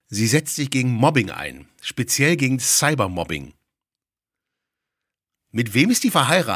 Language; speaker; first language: German; native; German